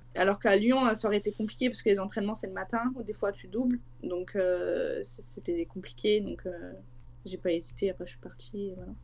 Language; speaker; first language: French; native; French